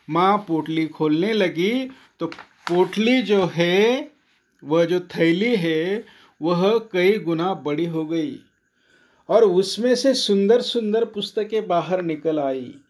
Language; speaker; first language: Hindi; non-native, local second language; Marathi